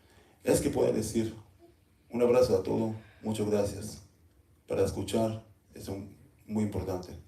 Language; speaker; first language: Spanish; non-native, learner; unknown